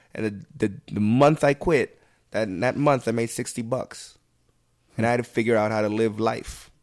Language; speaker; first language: English; native; English